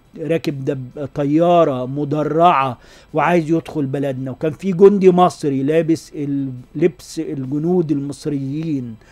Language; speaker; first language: Arabic; native; Arabic